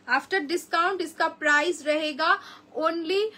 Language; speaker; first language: Hindi; non-native, local second language; Bangla